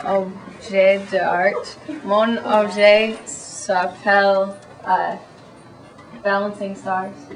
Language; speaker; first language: French; non-native, learner; English